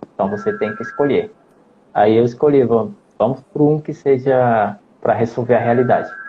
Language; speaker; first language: Portuguese; non-native, fluent; Spanish